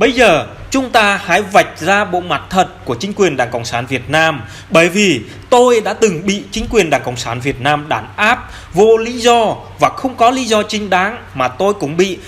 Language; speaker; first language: Vietnamese; non-native, local second language; Jarai